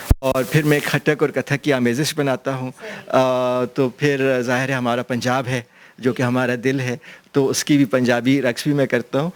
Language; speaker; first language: Urdu; non-native, local second language; Pashto